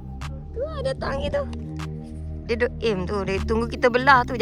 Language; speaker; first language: Malay; native; Malay